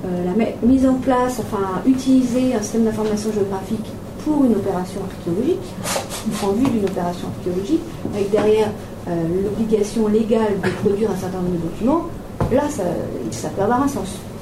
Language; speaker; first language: French; native; French